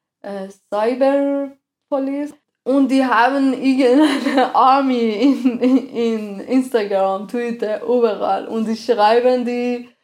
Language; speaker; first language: German; non-native, fluent; Persian